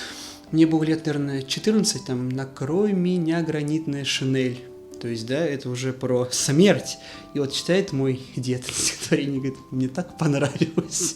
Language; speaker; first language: Russian; native; Russian